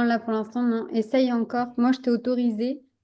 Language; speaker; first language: French; native; French